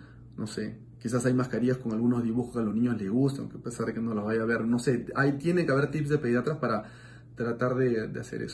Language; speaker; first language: Spanish; native; Spanish